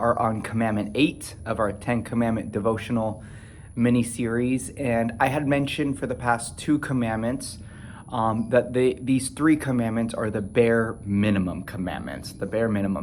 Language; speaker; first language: English; native; English